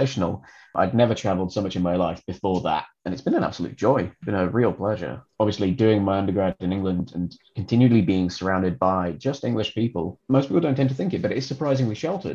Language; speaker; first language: English; native; English